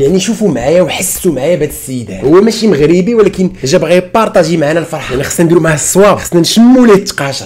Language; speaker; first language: Arabic; native; Arabic